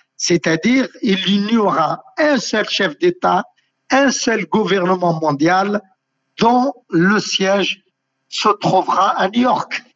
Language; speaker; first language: French; non-native, local second language; Arabic